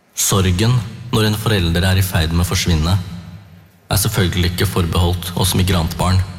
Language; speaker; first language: Norwegian; early bilingual, other home language; Tamil